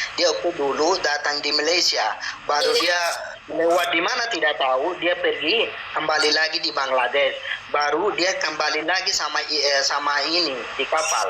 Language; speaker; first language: Indonesian; non-native, learner; Rohingya